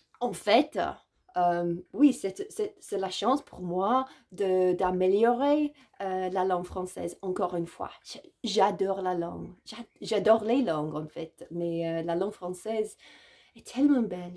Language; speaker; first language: French; non-native, learner; English